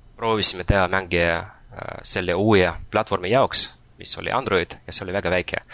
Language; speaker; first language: Estonian; non-native, local second language; Russian